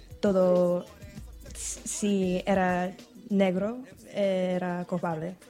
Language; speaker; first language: Spanish; non-native, learner; English